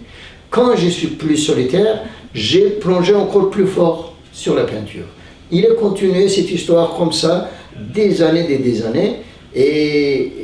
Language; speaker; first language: French; non-native, fluent; Turkish